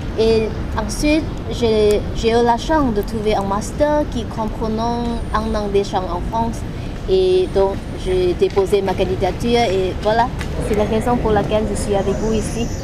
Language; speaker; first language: French; non-native, fluent; Vietnamese